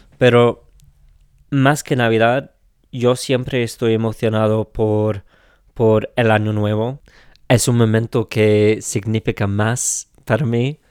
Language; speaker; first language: Spanish; non-native, fluent; English